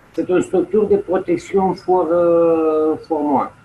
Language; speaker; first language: French; non-native, learner; Romanian